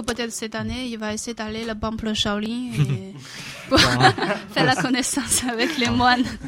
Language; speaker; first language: French; non-native, fluent; Chinese